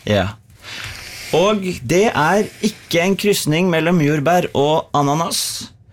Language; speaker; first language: Norwegian; native; Norwegian